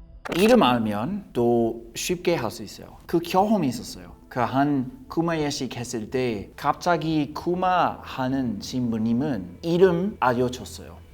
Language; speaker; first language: Korean; non-native, learner; English